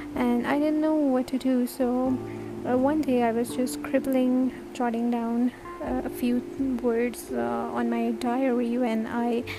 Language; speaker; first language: English; non-native, fluent; Turkish